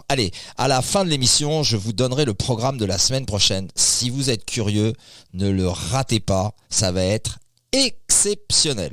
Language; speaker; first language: French; native; French